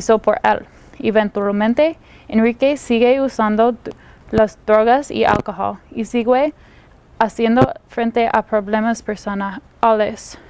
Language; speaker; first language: Spanish; non-native, learner; English